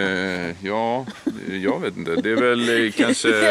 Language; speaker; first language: Swedish; native; Swedish